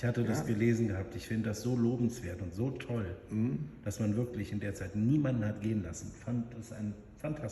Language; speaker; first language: German; native; German